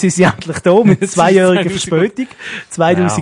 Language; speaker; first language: German; native; German